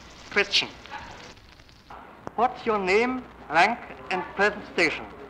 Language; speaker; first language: English; non-native, fluent; German